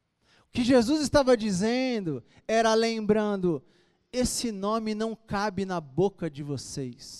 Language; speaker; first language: Portuguese; native; Portuguese